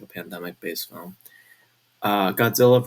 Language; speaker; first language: English; native; English